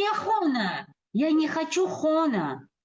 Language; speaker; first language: Russian; non-native, learner; Uzbek